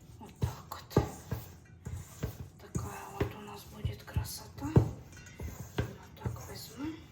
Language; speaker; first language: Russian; non-native, local second language; Ukrainian